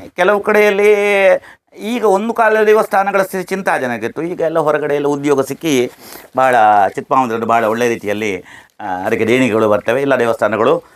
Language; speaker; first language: Kannada; native; Kannada